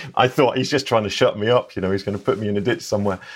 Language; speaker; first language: English; native; English